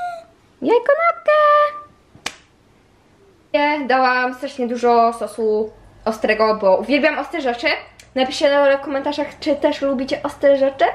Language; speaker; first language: Polish; early bilingual, heritage; Polish